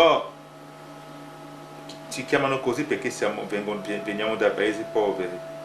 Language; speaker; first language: Italian; non-native, fluent; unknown